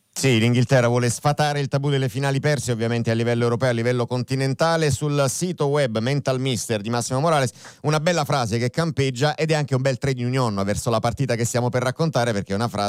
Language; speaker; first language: Italian; native; Italian